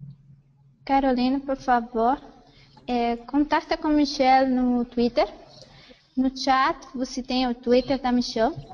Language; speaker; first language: Portuguese; non-native, fluent; Spanish